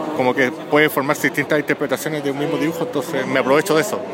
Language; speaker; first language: Spanish; native; Spanish